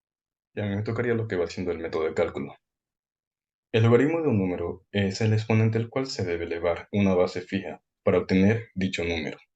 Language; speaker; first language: Spanish; native; Spanish